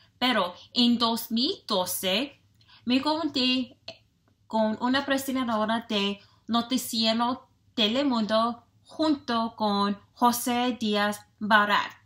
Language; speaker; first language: Spanish; non-native, learner; English